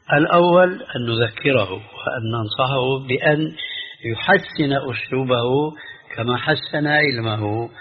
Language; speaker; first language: Arabic; early bilingual, other home language; Albanian